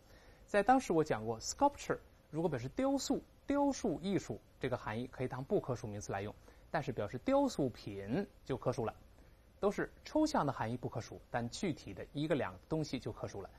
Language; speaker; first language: Chinese; native; Chinese